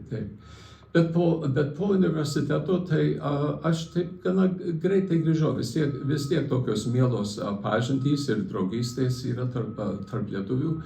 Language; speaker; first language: Lithuanian; early bilingual, heritage; Lithuanian